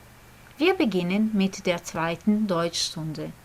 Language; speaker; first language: German; non-native, fluent; Croatian